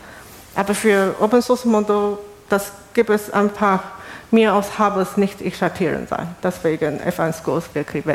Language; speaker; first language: German; non-native, fluent; Chinese